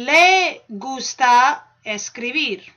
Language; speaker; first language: Spanish; non-native, fluent; English